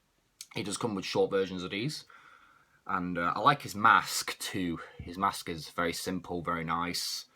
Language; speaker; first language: English; native; English